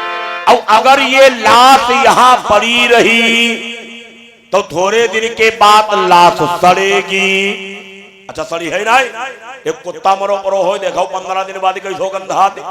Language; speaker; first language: Hindi; native; Hindi